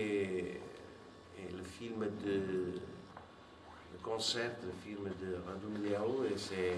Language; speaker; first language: French; non-native, fluent; Italian